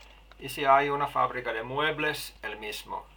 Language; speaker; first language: Spanish; non-native, learner; Finnish